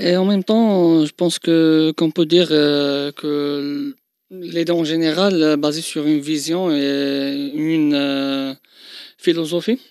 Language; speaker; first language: French; non-native, local second language; Arabic